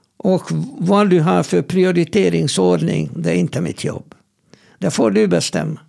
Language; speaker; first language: Swedish; non-native, fluent; Hungarian